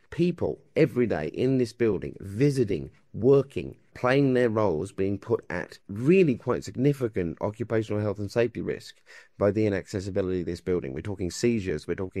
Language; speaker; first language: English; native; English